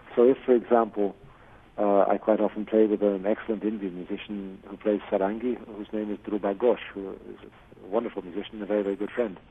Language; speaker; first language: English; native; English